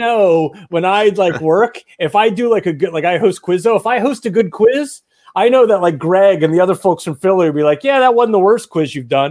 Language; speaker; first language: English; native; English